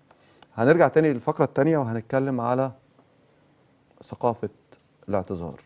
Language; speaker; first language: Arabic; native; Arabic